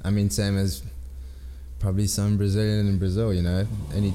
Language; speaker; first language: English; native; English